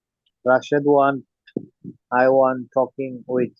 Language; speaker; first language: English; non-native, learner; Bangla